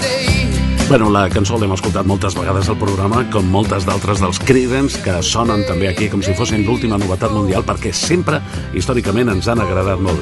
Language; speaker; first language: Catalan; native; Catalan